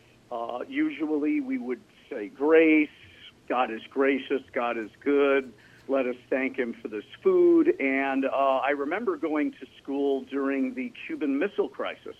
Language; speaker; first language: English; native; English